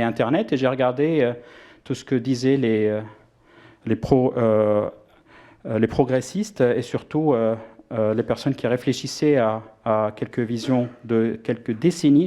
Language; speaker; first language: French; non-native, local second language; Arabic